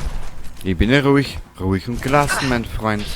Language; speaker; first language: German; native; German